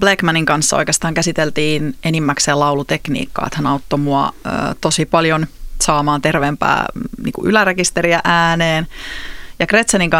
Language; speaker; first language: Finnish; native; Finnish